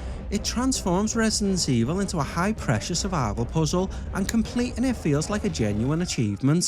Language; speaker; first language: English; native; English